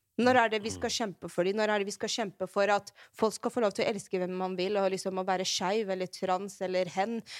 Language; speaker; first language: Norwegian; early bilingual, other home language; Arabic